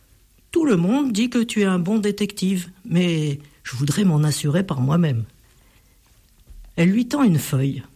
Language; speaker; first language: French; native; French